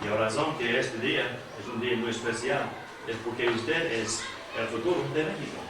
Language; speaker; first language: Spanish; non-native, fluent; English